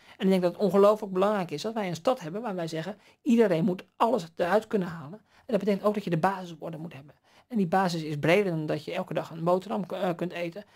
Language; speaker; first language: Dutch; native; Dutch